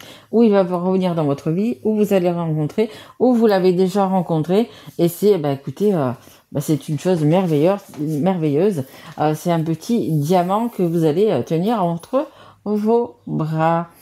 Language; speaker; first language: French; native; French